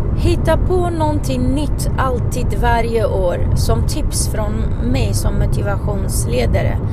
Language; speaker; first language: Swedish; non-native, fluent; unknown